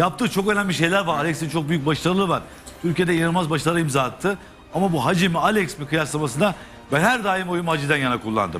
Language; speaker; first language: Turkish; native; Turkish